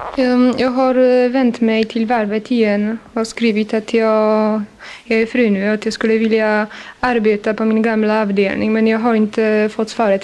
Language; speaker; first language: Swedish; non-native, fluent; Polish